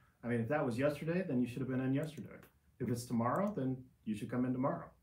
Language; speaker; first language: English; native; English